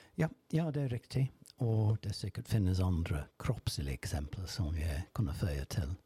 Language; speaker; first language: Norwegian; non-native, fluent; English